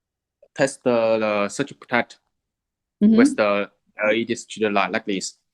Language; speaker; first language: English; non-native, learner; Chinese